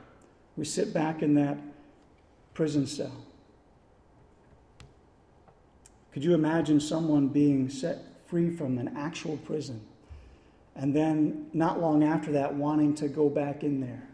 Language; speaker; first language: English; native; English